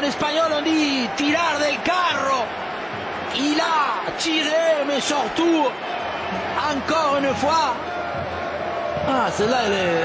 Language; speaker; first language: French; native; French